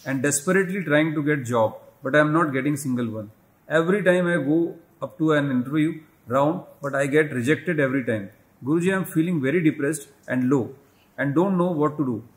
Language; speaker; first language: English; non-native, local second language; Hindi